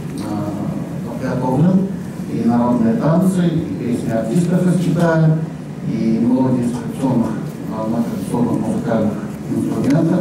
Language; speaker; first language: Russian; native; Russian